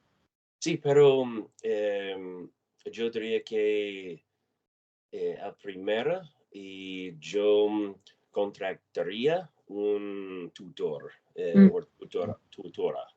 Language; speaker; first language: Spanish; non-native, learner; English